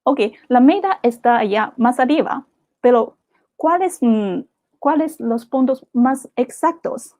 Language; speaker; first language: Spanish; non-native, fluent; Chinese